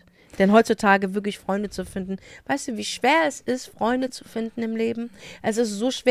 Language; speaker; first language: German; native; German